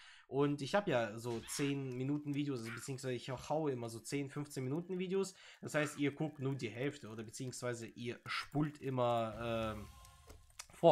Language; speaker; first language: German; native; German